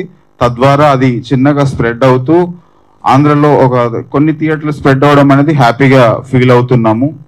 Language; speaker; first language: Telugu; native; Telugu